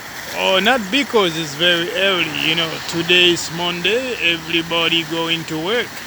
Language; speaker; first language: English; non-native, learner; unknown